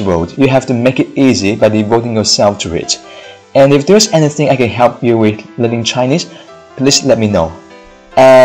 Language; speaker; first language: English; non-native, fluent; Chinese